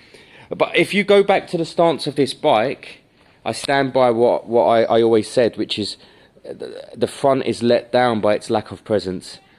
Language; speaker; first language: English; native; English